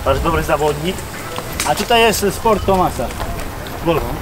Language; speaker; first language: Polish; non-native, learner; Georgian